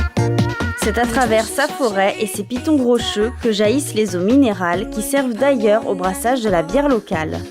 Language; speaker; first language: French; native; French